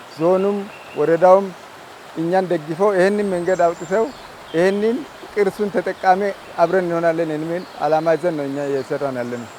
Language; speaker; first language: Amharic; non-native, local second language; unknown